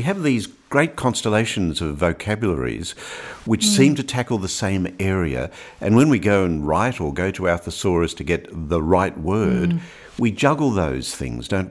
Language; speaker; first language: English; native; English